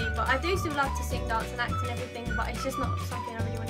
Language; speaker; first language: English; native; English